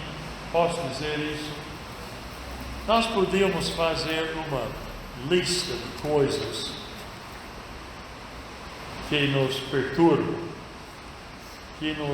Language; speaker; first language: Portuguese; non-native, fluent; English